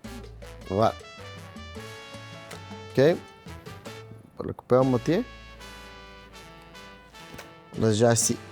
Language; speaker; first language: French; non-native, fluent; Spanish